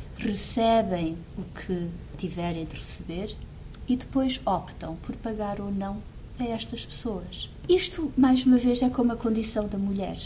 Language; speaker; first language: Portuguese; early bilingual, heritage; Portuguese